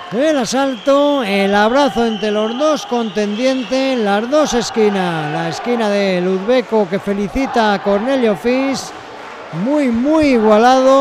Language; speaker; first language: Spanish; native; Spanish